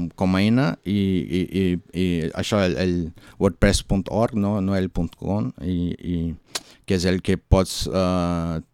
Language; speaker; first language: Catalan; non-native, learner; Portuguese